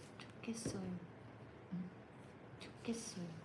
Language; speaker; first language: Korean; non-native, fluent; Japanese